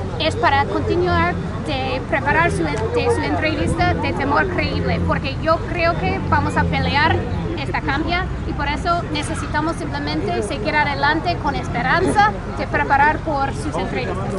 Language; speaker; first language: Spanish; non-native, fluent; English